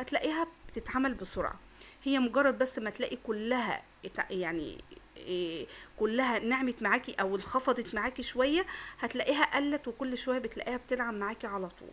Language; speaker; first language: Arabic; native; Arabic